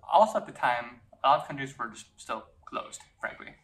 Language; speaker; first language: English; native; English